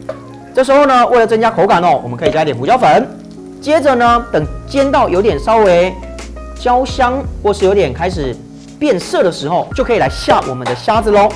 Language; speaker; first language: Chinese; native; Chinese